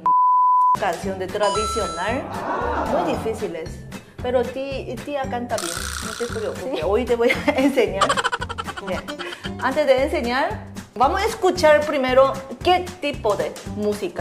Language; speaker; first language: Spanish; non-native, learner; Korean